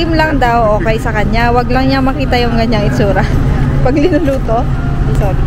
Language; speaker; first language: Filipino; native; Filipino